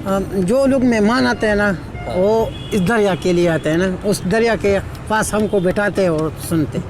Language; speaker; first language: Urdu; non-native, local second language; Pashto